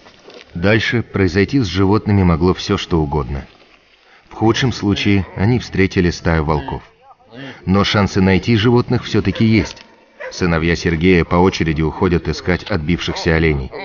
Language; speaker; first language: Russian; native; Russian